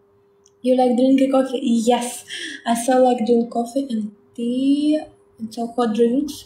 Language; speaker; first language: English; non-native, learner; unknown